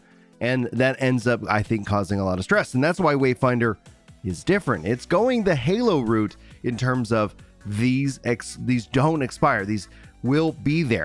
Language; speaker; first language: English; native; English